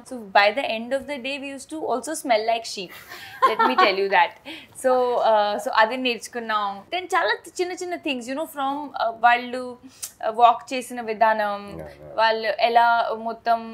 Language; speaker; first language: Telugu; non-native, fluent; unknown